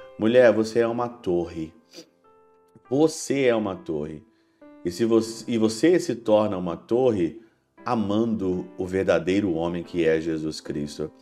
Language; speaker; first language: Portuguese; native; Portuguese